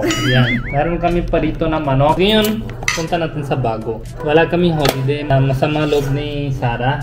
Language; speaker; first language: Filipino; non-native, learner; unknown